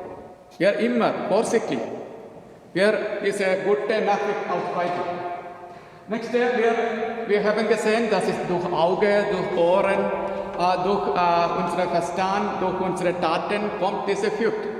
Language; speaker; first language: German; non-native, learner; Malayalam